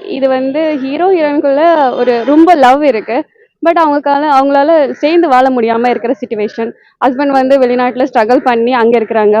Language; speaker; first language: Tamil; non-native, fluent; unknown